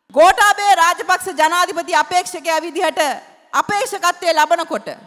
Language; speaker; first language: Sinhala; native; Sinhala